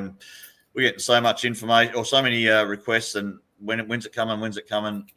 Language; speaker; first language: English; native; English